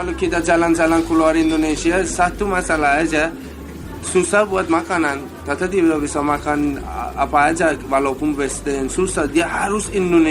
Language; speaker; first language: Indonesian; non-native, learner; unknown